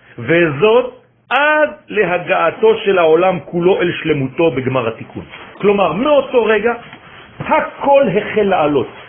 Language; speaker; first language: Hebrew; non-native, fluent; French